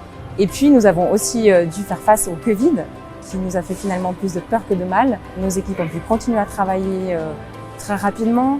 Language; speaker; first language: French; native; French